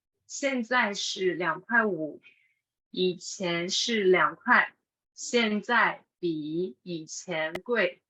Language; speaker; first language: Chinese; non-native, fluent; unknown